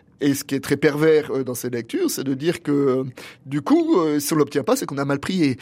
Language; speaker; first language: French; native; French